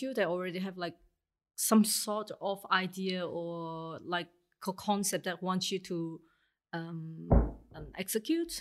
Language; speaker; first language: English; non-native, local second language; Cantonese